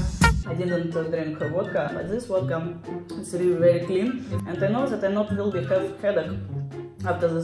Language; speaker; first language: English; non-native, learner; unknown